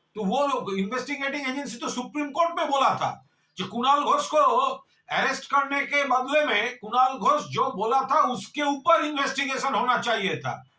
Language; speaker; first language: Hindi; non-native, local second language; Bangla